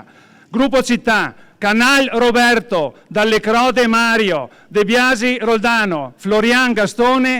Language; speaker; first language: Italian; native; Italian